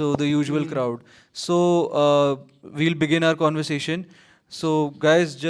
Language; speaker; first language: English; non-native, local second language; Hindi